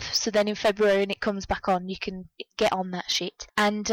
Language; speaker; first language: English; native; English